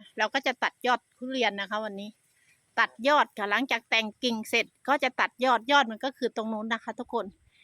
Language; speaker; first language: Thai; native; Thai